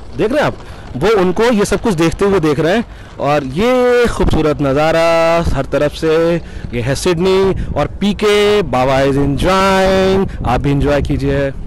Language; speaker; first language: Hindi; native; Hindi